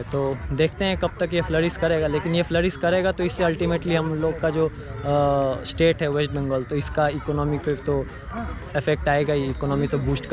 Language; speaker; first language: Hindi; non-native, local second language; Bangla